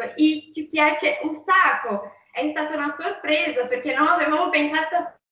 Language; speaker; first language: Italian; non-native, fluent; Portuguese